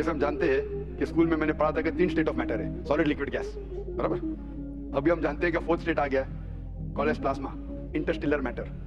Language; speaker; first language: Hindi; non-native, local second language; Konkani